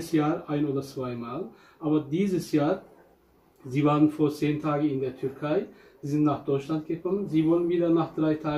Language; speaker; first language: German; non-native, fluent; Turkish